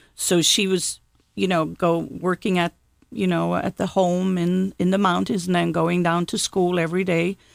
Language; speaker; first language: English; non-native, fluent; Swedish